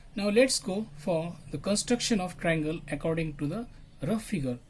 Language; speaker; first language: English; non-native, local second language; Marathi